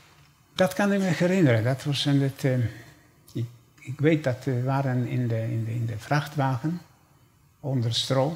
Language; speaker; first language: Dutch; non-native, fluent; Polish